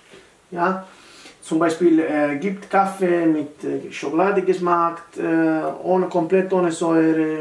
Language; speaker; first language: German; non-native, learner; Italian